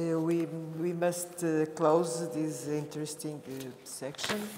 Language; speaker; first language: English; non-native, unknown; Portuguese